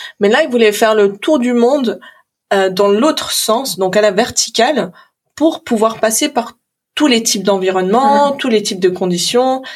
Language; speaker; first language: French; early bilingual, other home language; English